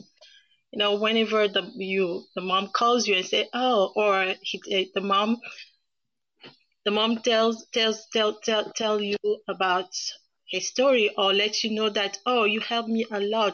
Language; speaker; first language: English; non-native, fluent; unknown